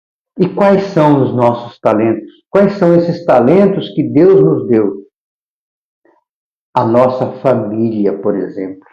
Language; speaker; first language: Portuguese; native; Portuguese